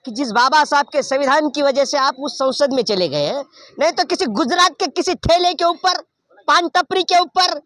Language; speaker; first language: Hindi; non-native, local second language; Marathi